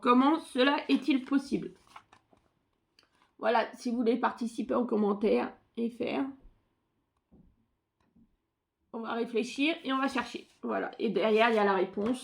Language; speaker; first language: French; native; French